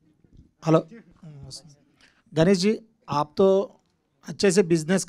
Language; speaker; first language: Hindi; non-native, local second language; Telugu